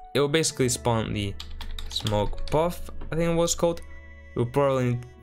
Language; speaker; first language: English; non-native, fluent; Spanish